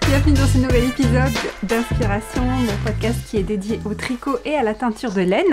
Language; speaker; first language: French; native; French